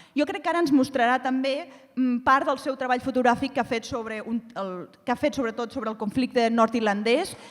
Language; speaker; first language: Catalan; native; Catalan